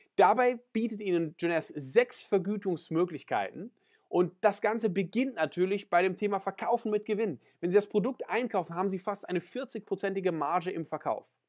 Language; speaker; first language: German; native; German